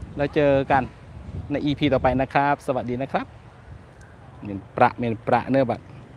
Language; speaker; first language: Thai; non-native, local second language; Northern Khmer